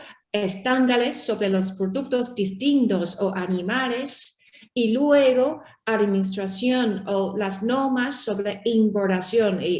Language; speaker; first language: Spanish; non-native, learner; Chinese